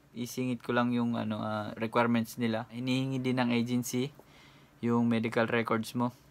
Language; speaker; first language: Filipino; non-native, local second language; Cebuano